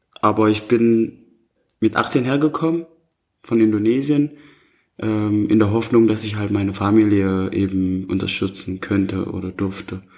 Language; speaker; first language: German; non-native, fluent; Indonesian